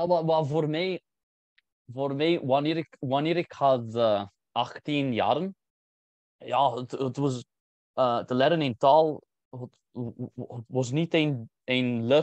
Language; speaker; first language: Dutch; non-native, learner; English